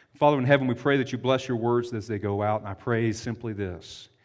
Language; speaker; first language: English; native; English